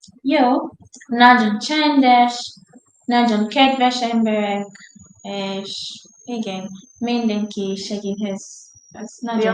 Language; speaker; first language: Hungarian; non-native, learner; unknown